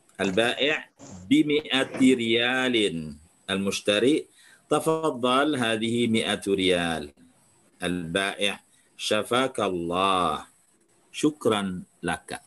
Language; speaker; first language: Arabic; non-native, fluent; Indonesian